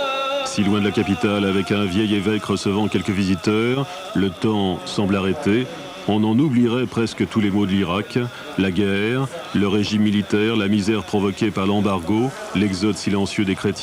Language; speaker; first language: French; native; French